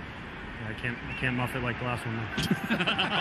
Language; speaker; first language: English; native; English